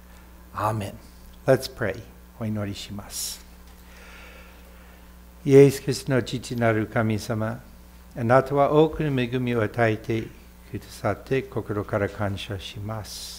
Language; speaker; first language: Japanese; non-native, fluent; English